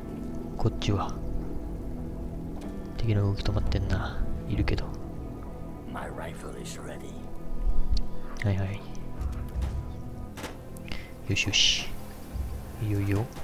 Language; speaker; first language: Japanese; native; Japanese